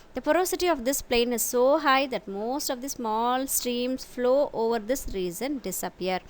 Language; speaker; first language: English; non-native, local second language; Tamil